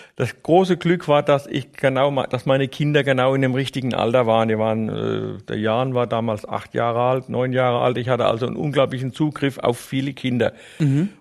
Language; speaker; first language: German; native; German